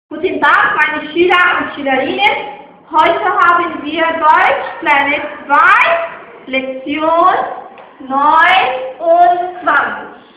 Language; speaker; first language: German; non-native, fluent; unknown